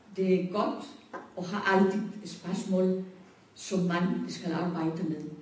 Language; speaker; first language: Danish; non-native, fluent; Spanish